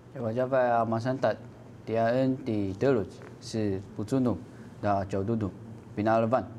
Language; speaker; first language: Chinese; non-native, local second language; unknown